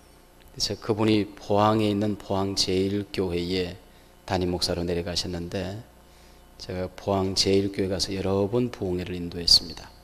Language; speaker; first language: Korean; native; Korean